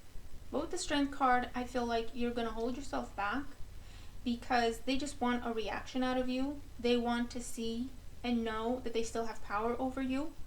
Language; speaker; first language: English; native; English